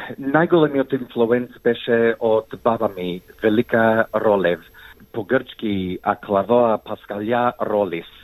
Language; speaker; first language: Macedonian; early bilingual, heritage; Macedonian